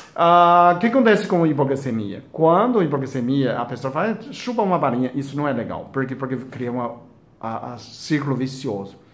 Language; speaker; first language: Portuguese; non-native, fluent; Chinese